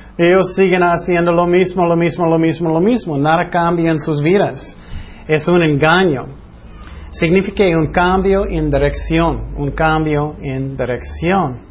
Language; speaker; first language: Spanish; non-native, fluent; English